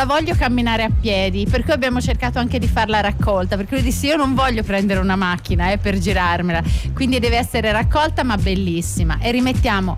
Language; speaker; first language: Italian; native; Italian